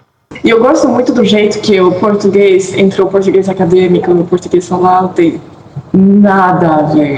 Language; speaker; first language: Portuguese; non-native, fluent; French